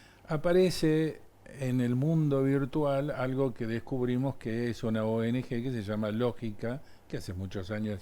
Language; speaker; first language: Spanish; native; Spanish